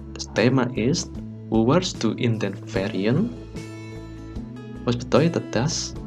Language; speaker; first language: German; non-native, learner; Indonesian